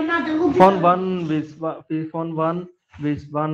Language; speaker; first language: German; non-native, learner; Bangla